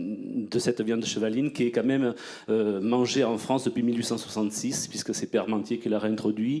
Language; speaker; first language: French; native; French